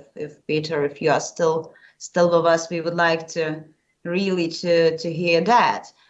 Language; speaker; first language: English; non-native, fluent; Lithuanian